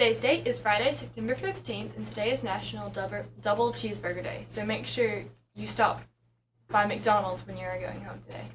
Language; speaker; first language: English; native; English